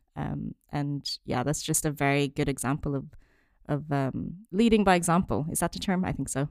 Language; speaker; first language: English; non-native, fluent; French